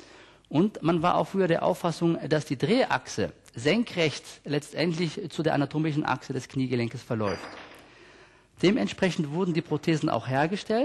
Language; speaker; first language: German; native; German